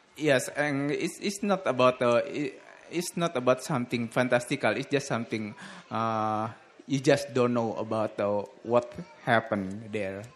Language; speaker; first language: English; non-native, learner; Indonesian